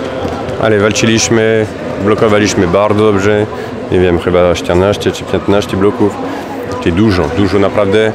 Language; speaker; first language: Polish; non-native, fluent; French